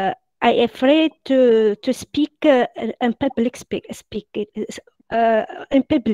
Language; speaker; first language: English; non-native, learner; Arabic